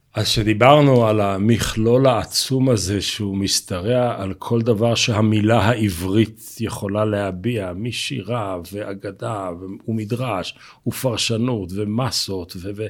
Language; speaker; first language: Hebrew; native; Hebrew